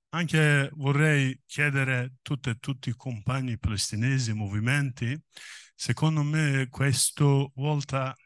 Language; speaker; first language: Italian; non-native, learner; Kurdish